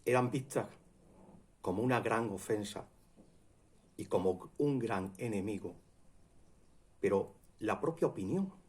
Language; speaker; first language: Spanish; native; Spanish